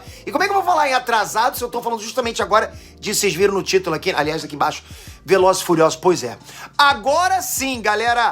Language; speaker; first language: Portuguese; native; Portuguese